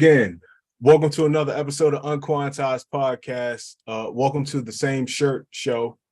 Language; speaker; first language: English; native; English